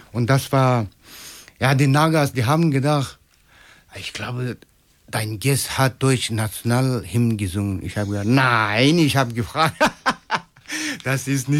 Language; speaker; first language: German; non-native, learner; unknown